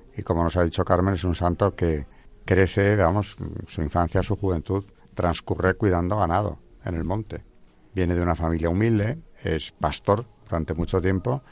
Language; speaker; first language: Spanish; native; Spanish